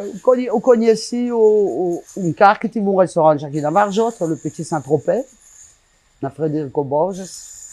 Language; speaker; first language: Portuguese; native; Portuguese